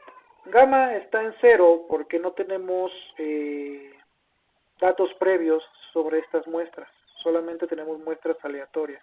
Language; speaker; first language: Spanish; native; Spanish